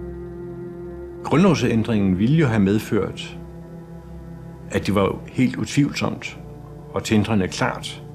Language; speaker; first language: Danish; native; Danish